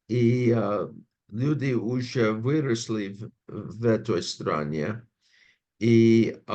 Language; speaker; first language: Russian; non-native, fluent; English